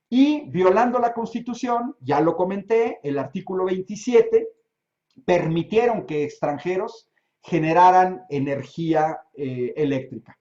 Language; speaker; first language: Spanish; native; Spanish